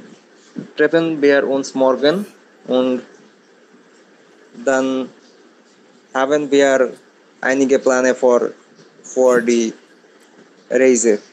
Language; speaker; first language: German; non-native, learner; Bangla